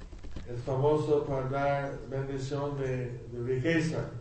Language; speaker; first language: Spanish; non-native, learner; English